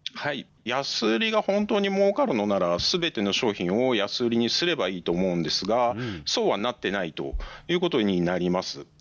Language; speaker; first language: Japanese; native; Japanese